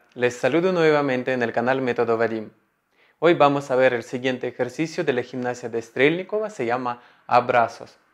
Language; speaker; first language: Spanish; non-native, fluent; Russian